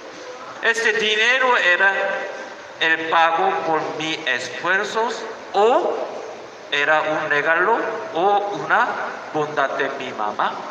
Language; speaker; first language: Spanish; non-native, learner; Korean